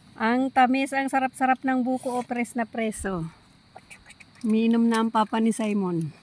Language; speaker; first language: Filipino; non-native, local second language; Bikol